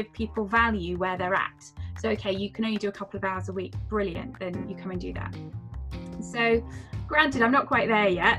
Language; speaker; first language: English; native; English